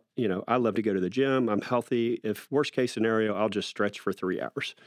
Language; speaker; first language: English; native; English